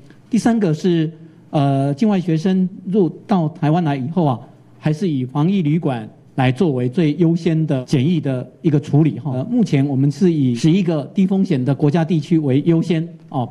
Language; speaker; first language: Chinese; native; Chinese